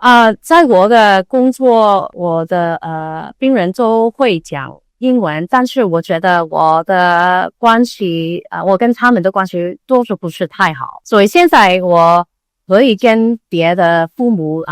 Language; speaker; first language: Chinese; non-native, learner; Cantonese